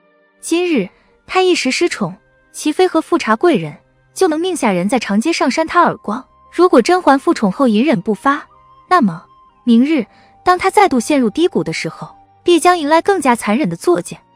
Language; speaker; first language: Chinese; native; Chinese